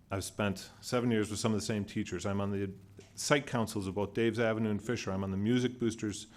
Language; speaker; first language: English; native; English